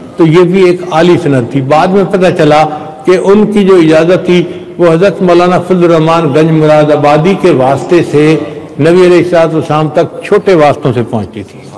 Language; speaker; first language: Urdu; non-native, local second language; Punjabi